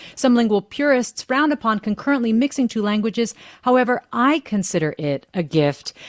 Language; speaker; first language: English; native; English